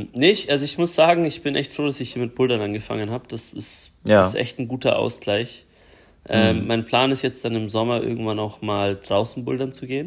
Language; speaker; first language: German; native; German